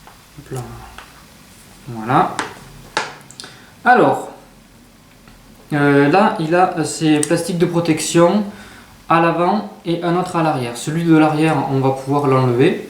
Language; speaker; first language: French; native; French